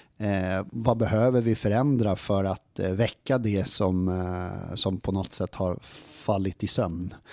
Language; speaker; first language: Swedish; native; Swedish